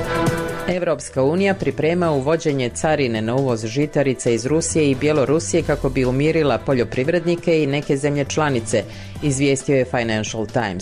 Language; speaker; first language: Croatian; native; Croatian